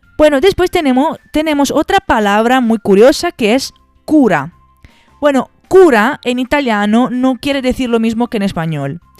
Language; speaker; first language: Spanish; non-native, fluent; Italian